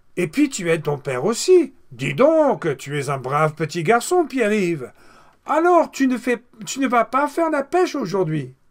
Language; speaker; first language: French; non-native, fluent; English